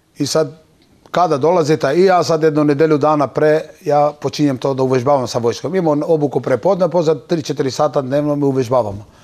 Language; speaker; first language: Bosnian; non-native, local second language; Turkish